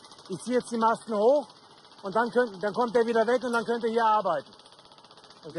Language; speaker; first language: German; native; German